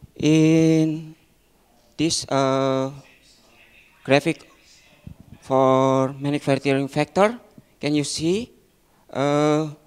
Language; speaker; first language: English; non-native, learner; Indonesian